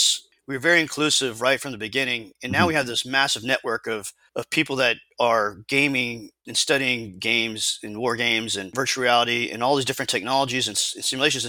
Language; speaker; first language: English; native; English